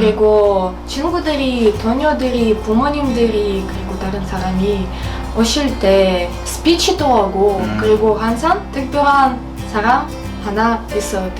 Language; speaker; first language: Korean; non-native, learner; Russian